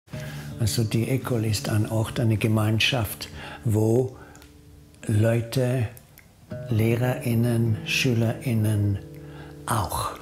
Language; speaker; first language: German; non-native, fluent; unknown